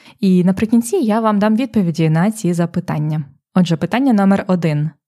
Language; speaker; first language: Ukrainian; native; Ukrainian